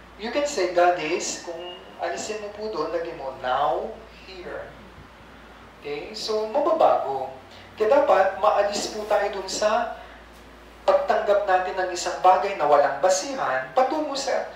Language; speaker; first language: Filipino; non-native, local second language; Iloko